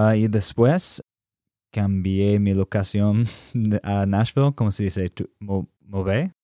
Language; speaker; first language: Spanish; non-native, learner; English